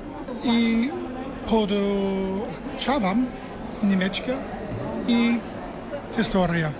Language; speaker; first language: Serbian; non-native, learner; English